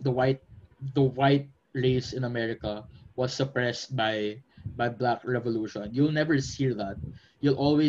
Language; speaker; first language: English; non-native, local second language; Filipino